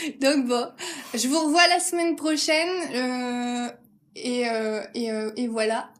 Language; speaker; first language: French; native; French